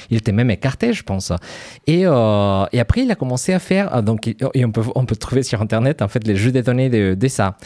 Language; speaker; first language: French; non-native, fluent; Spanish